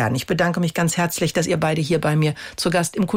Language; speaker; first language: German; native; German